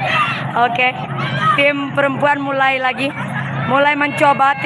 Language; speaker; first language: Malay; non-native, local second language; Minangkabau